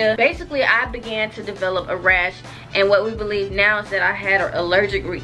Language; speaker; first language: English; native; English